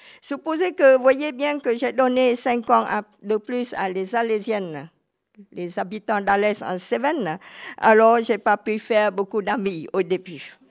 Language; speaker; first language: French; non-native, fluent; Khmer